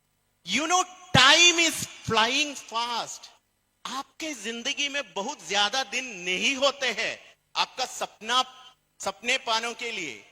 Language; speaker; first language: Hindi; non-native, fluent; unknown